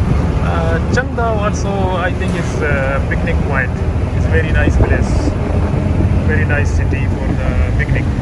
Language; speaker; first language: English; non-native, learner; Urdu